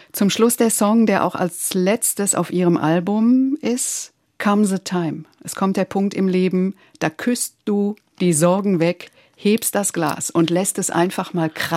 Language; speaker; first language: German; native; German